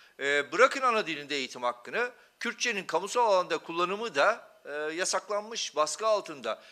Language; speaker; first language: Turkish; non-native, local second language; Kurdish